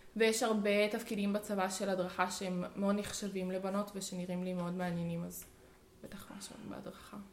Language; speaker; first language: Hebrew; early bilingual, heritage; Hebrew